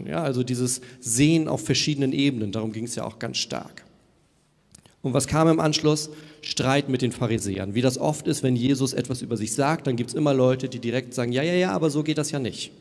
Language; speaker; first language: German; native; German